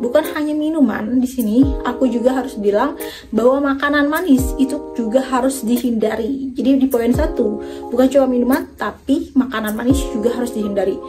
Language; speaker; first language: Indonesian; native; Indonesian